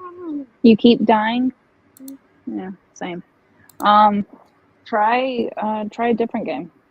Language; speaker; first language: English; native; English